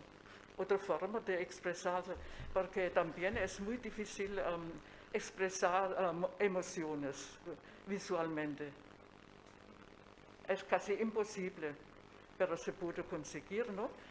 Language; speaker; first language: Spanish; non-native, fluent; German